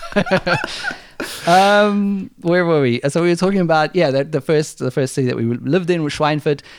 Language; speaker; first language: English; native; English